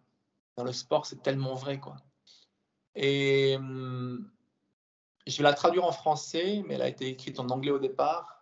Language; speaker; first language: French; native; French